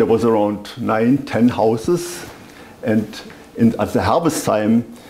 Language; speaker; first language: English; non-native, fluent; German